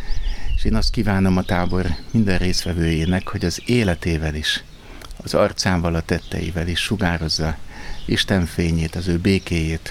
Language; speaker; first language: Hungarian; native; Hungarian